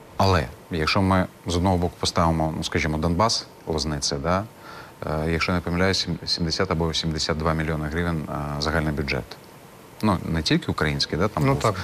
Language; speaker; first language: Ukrainian; non-native, local second language; Crimean Tatar